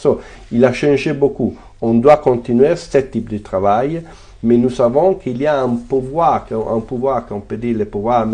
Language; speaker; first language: French; non-native, fluent; Italian